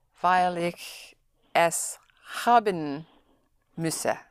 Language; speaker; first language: German; non-native, learner; English